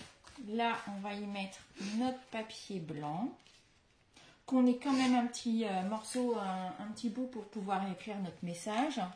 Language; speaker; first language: French; native; French